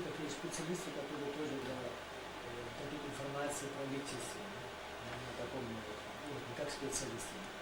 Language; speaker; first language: Russian; non-native, learner; German